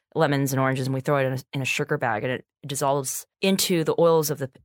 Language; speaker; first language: English; native; English